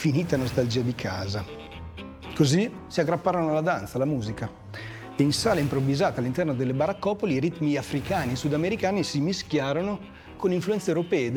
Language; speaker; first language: Italian; native; Italian